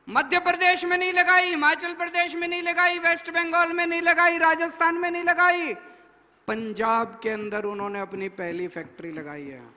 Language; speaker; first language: Hindi; native; Hindi